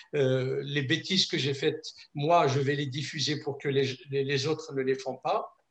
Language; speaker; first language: French; non-native, local second language; Kabyle